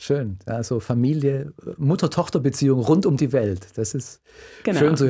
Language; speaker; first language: German; native; German